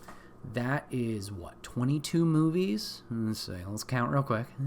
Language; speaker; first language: English; native; English